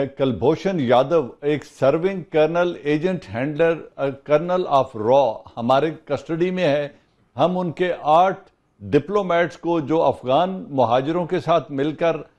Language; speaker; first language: Urdu; non-native, local second language; Punjabi